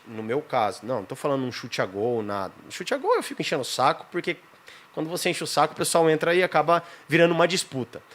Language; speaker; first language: Portuguese; native; Portuguese